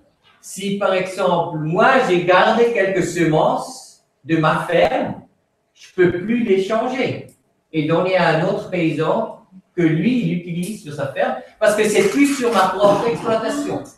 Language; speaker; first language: French; non-native, fluent; Swiss German